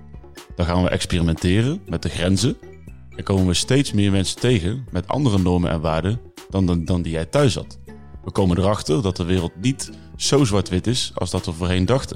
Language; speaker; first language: Dutch; native; Dutch